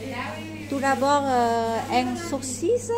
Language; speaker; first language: French; non-native, learner; Vietnamese